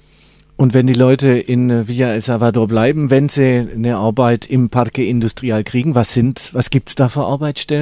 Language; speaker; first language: German; native; German